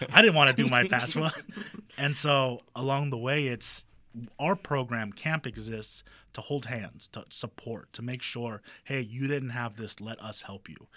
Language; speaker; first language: English; early bilingual, other home language; Spanish